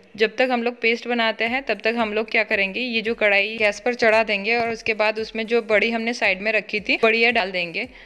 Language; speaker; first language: Hindi; non-native, local second language; Marathi